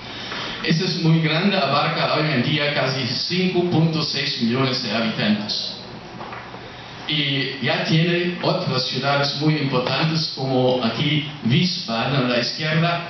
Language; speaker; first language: Spanish; non-native, fluent; German